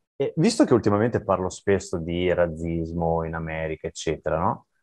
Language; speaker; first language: Italian; native; Italian